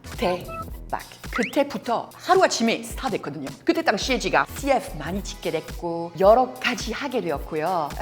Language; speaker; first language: Korean; non-native, fluent; French